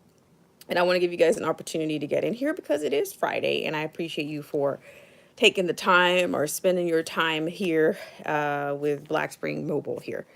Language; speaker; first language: English; native; English